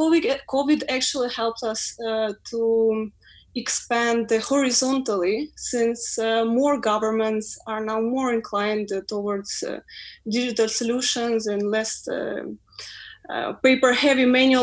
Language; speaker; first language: English; non-native, fluent; Ukrainian